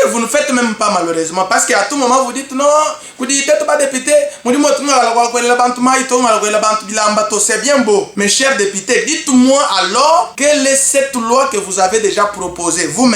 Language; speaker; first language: French; non-native, local second language; Luba-Lulua